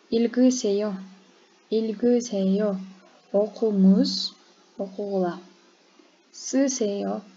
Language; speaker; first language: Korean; non-native, fluent; Kyrgyz